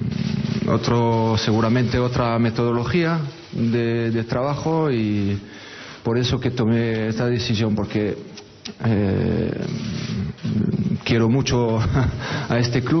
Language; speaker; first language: Spanish; non-native, fluent; French